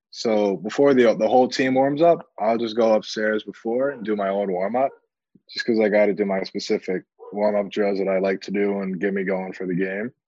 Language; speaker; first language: English; native; English